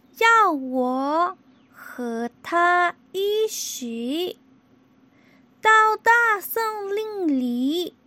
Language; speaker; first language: Chinese; non-native, learner; Spanish